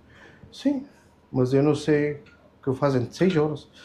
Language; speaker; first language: Portuguese; early bilingual, heritage; German